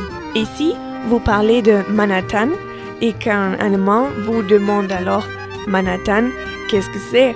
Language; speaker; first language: French; non-native, fluent; German